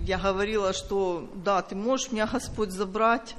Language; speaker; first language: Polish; non-native, learner; Russian